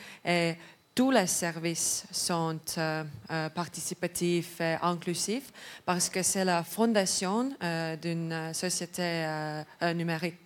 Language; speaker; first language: French; non-native, learner; Estonian